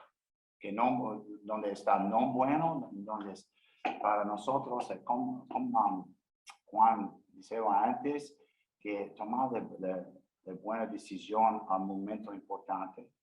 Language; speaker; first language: Spanish; non-native, learner; English